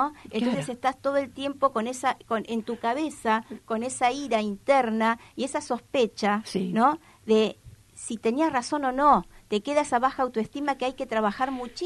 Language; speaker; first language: Spanish; native; Spanish